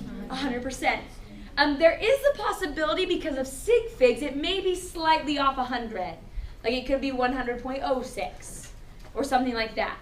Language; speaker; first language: English; native; English